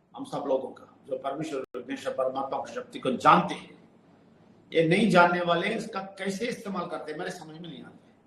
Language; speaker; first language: Hindi; non-native, local second language; Telugu